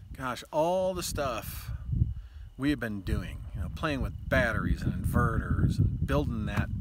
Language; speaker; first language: English; native; English